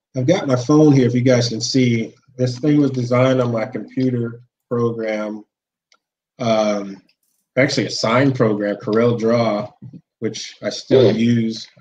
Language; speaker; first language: English; native; English